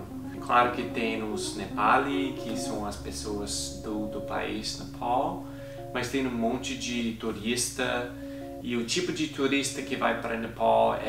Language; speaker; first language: Portuguese; non-native, fluent; English